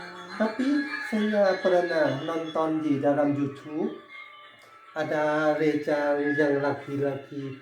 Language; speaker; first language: Indonesian; non-native, learner; Thai